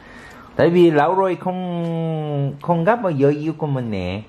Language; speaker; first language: Vietnamese; non-native, learner; Korean